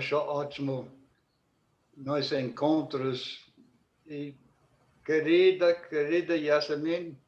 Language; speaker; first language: Portuguese; non-native, fluent; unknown